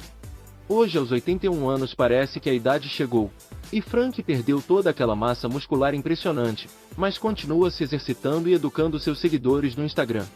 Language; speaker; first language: Portuguese; native; Portuguese